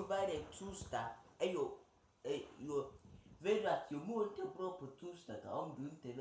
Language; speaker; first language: Swedish; early bilingual, other home language; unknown